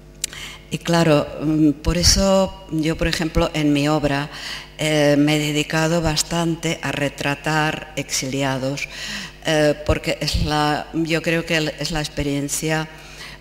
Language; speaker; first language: Spanish; non-native, fluent; Czech